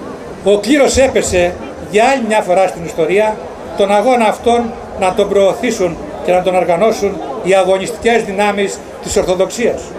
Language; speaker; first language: Greek; native; Greek